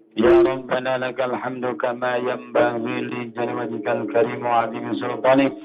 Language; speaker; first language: Arabic; non-native, fluent; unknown